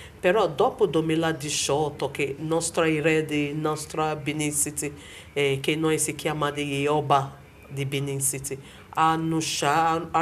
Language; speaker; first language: Italian; non-native, learner; Bini